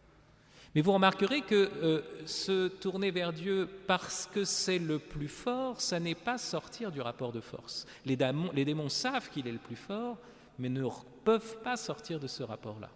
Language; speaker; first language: French; native; French